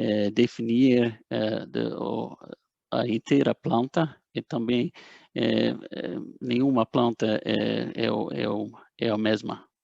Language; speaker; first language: Portuguese; non-native, fluent; Dutch